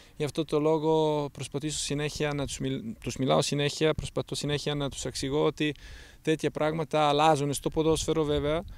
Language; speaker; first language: Greek; non-native, fluent; Serbian